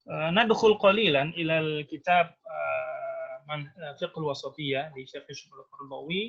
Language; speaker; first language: Arabic; non-native, fluent; Indonesian